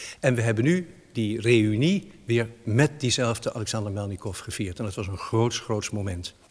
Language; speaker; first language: Dutch; native; Dutch